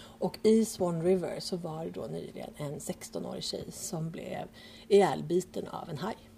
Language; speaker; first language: Swedish; early bilingual, other home language; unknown